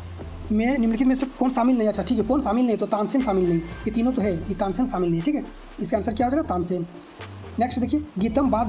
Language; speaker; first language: Hindi; native; Hindi